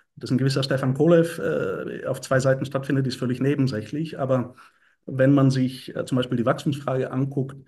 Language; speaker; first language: German; non-native, fluent; Bulgarian